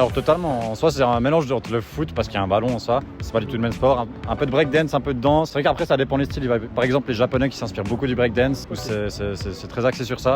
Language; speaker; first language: French; native; French